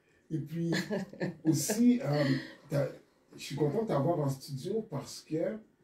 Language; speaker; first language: French; native; French